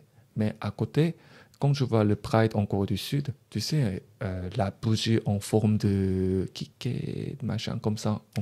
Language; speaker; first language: French; non-native, learner; Korean